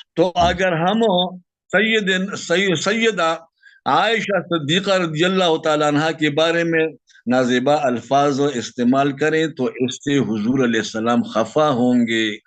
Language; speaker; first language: Urdu; non-native, local second language; Pashto